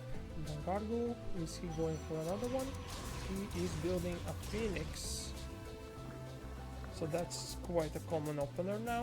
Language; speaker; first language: English; non-native, fluent; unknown